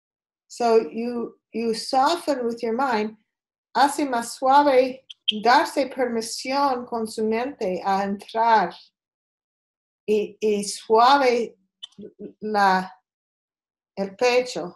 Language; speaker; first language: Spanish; non-native, learner; English